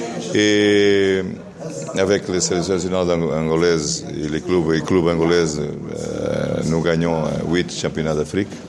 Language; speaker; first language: French; non-native, learner; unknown